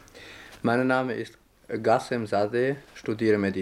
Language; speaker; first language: German; non-native, fluent; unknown